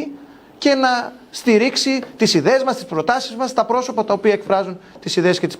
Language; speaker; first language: Greek; native; Greek